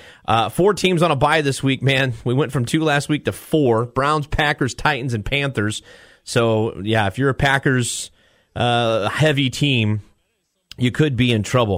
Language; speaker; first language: English; native; English